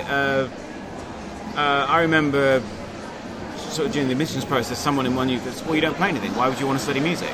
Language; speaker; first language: English; native; English